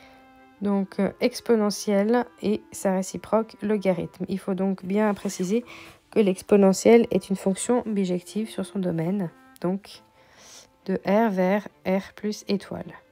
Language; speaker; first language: French; native; French